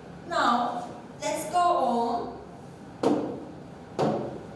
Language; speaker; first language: English; non-native, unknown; Turkish